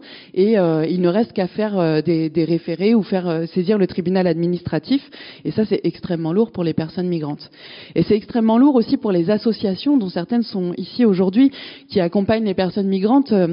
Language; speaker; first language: French; native; French